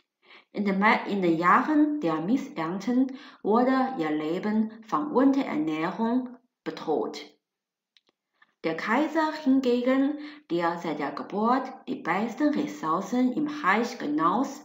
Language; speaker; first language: German; non-native, fluent; Chinese